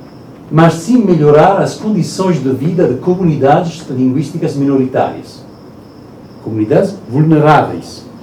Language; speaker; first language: Portuguese; non-native, learner; Italian